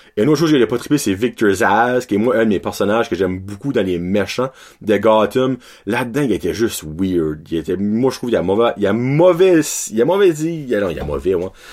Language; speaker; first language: French; native; French